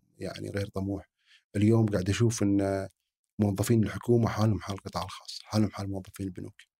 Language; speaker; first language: Arabic; native; Arabic